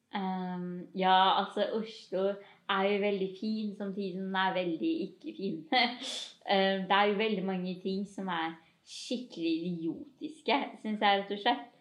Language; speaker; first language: Norwegian; early bilingual, other home language; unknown